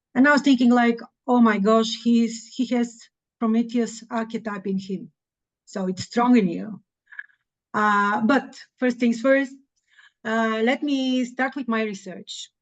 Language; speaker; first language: English; non-native, fluent; Bulgarian